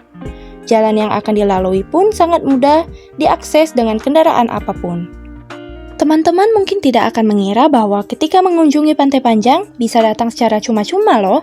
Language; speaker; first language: Indonesian; native; Indonesian